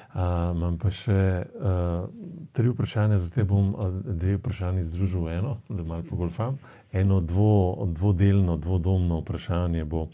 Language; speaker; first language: Slovenian; native; Slovenian